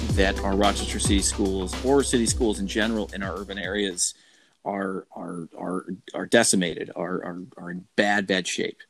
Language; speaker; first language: English; native; English